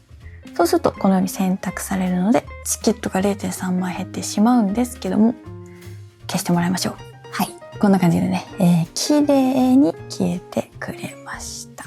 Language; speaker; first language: Japanese; native; Japanese